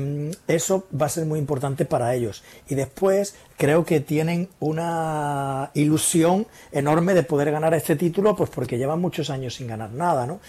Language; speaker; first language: Spanish; native; Spanish